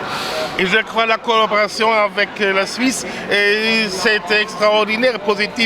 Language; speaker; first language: French; non-native, learner; German